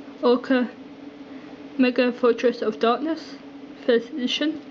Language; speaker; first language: English; native; English